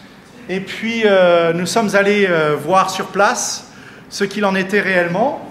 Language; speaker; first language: French; native; French